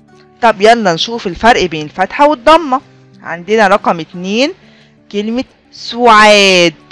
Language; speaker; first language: Arabic; native; Arabic